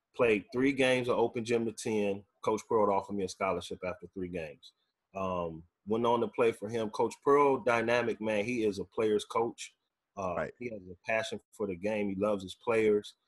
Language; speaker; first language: English; native; English